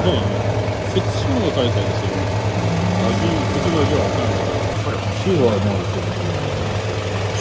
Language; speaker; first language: Japanese; non-native, learner; French